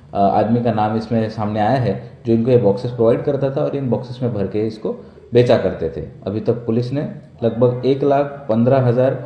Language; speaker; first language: Hindi; non-native, local second language; Gujarati